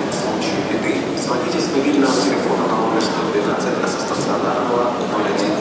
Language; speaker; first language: Russian; native; Russian